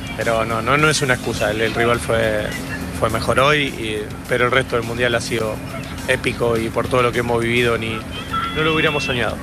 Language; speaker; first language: Spanish; native; Spanish